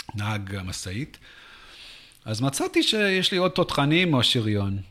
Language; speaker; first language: Hebrew; non-native, fluent; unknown